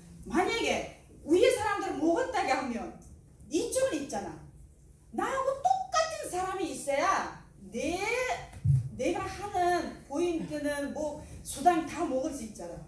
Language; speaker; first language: Korean; non-native, learner; Uzbek